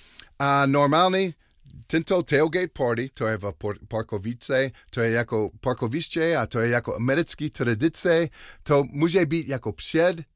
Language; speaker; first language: Czech; non-native, learner; English